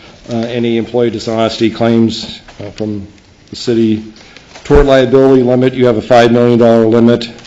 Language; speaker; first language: English; native; English